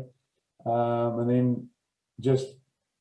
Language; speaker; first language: English; non-native, local second language; Afrikaans